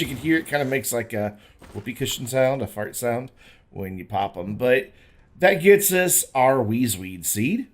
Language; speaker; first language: English; native; English